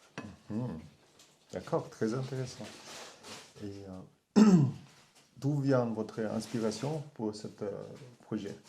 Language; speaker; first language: French; non-native, learner; German